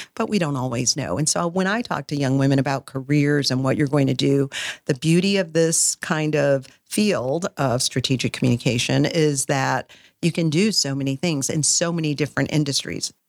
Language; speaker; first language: English; native; English